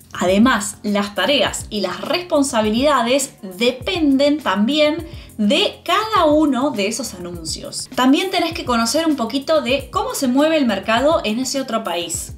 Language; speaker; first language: Spanish; native; Spanish